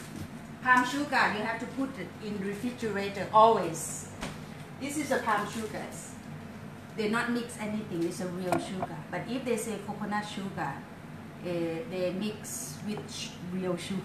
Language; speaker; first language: English; non-native, learner; Thai